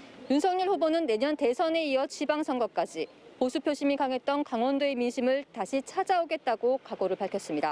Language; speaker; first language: Korean; native; Korean